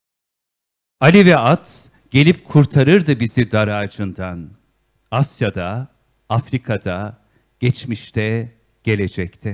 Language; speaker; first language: Turkish; native; Turkish